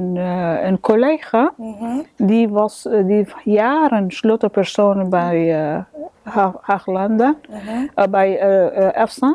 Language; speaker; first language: Dutch; non-native, learner; Arabic